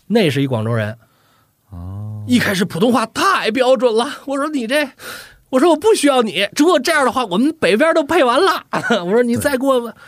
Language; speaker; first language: Chinese; native; Chinese